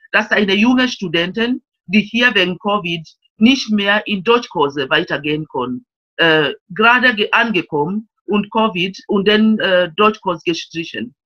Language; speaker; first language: German; non-native, fluent; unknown